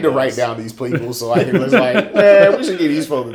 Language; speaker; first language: English; native; English